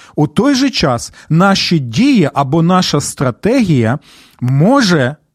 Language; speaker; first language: Ukrainian; non-native, local second language; Russian